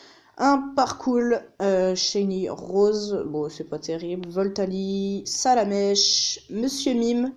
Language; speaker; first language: French; native; French